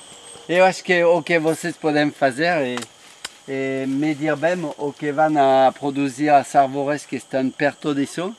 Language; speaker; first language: Portuguese; non-native, fluent; French